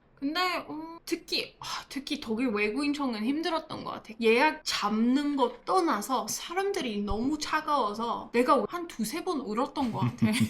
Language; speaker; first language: Korean; non-native, fluent; English